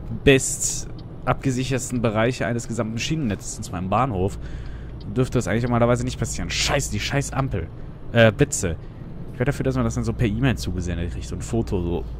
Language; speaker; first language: German; native; German